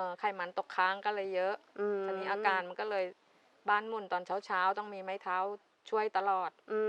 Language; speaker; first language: Thai; native; Thai